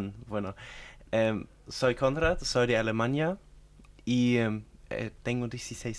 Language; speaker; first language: Spanish; non-native, fluent; German